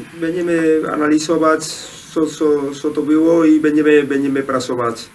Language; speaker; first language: Polish; non-native, learner; Spanish